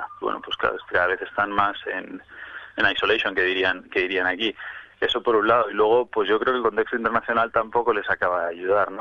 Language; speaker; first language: Spanish; native; Spanish